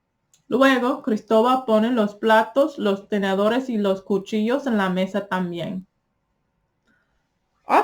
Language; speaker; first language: Spanish; early bilingual, heritage; Spanish